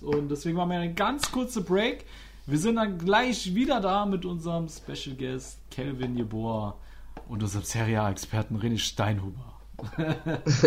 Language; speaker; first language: German; native; German